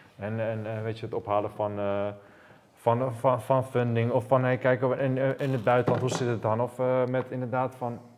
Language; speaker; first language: Dutch; native; Dutch